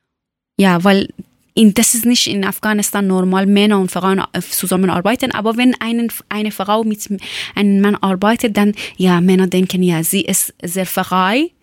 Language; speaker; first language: German; non-native, learner; Persian